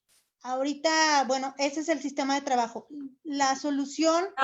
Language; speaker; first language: Spanish; native; Spanish